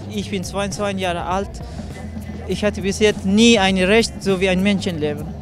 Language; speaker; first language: German; non-native, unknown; Persian